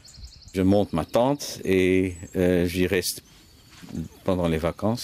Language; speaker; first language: French; non-native, fluent; Dutch